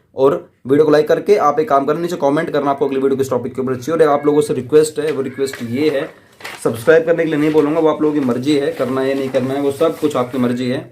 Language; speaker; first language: Hindi; native; Hindi